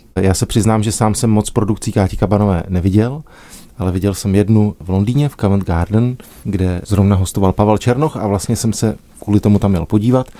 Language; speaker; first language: Czech; native; Czech